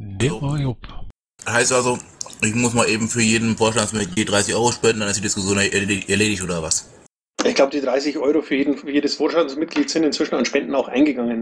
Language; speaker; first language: German; native; German